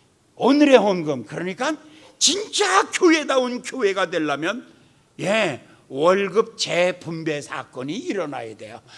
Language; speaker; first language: Korean; native; Korean